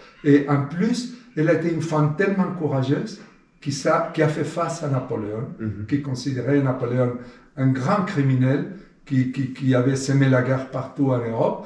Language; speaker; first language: French; non-native, fluent; Spanish